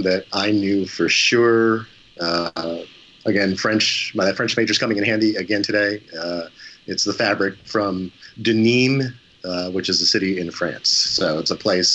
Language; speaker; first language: English; native; English